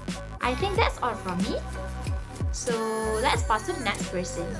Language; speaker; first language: English; non-native, local second language; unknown